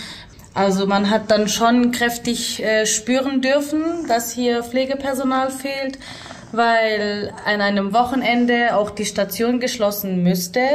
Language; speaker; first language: German; native; German